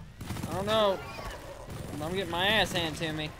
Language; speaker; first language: English; native; English